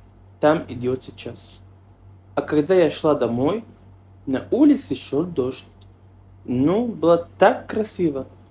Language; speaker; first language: Russian; non-native, fluent; Arabic